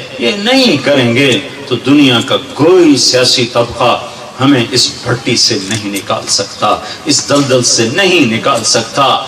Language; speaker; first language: Urdu; non-native, local second language; Punjabi